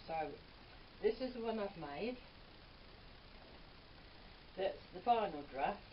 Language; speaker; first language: English; native; English